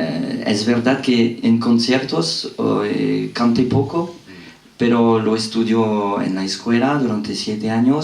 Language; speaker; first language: Spanish; non-native, fluent; French